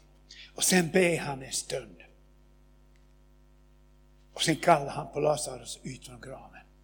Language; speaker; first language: Swedish; non-native, fluent; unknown